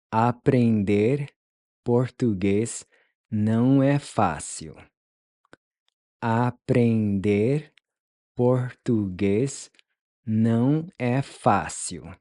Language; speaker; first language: Portuguese; non-native, fluent; English